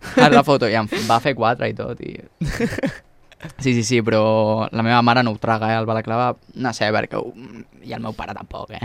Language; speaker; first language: Catalan; non-native, local second language; Spanish